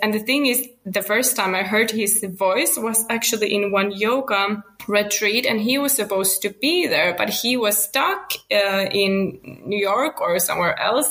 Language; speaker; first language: English; non-native, fluent; Finnish